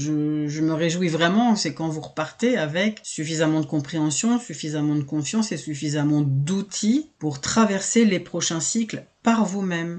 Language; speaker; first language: French; native; French